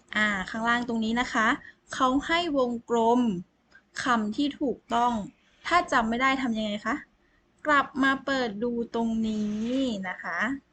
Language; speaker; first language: Thai; native; Thai